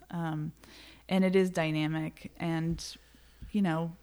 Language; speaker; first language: English; native; English